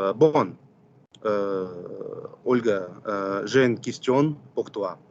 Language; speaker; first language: French; non-native, learner; Russian